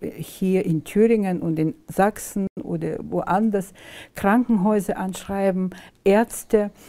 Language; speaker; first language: German; non-native, fluent; Ukrainian